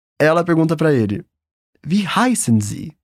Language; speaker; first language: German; non-native, fluent; Portuguese